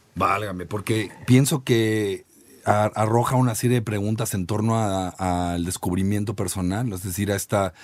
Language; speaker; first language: Spanish; native; Spanish